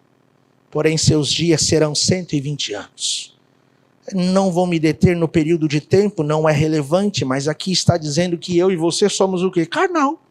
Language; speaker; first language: Portuguese; native; Portuguese